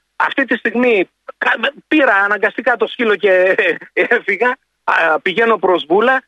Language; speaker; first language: Greek; native; Greek